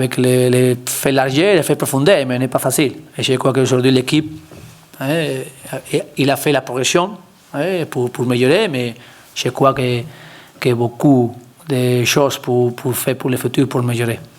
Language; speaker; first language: French; non-native, learner; Spanish